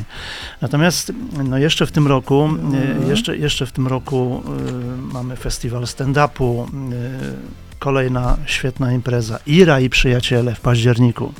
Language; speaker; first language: Polish; native; Polish